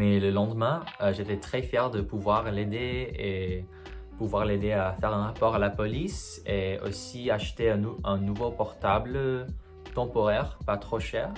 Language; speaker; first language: French; non-native, fluent; English